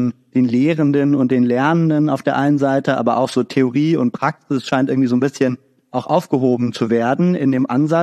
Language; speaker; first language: German; native; German